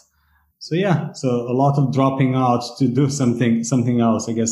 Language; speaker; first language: English; non-native, fluent; Serbian